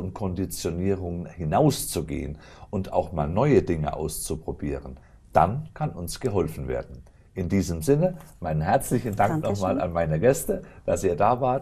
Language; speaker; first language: German; native; German